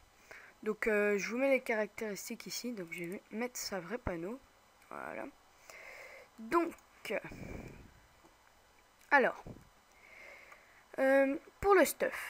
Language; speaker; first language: French; native; French